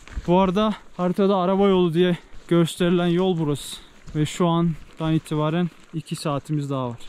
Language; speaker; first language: Turkish; native; Turkish